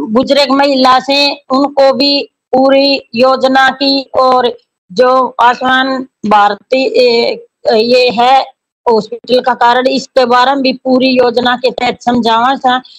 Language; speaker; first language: Hindi; native; Hindi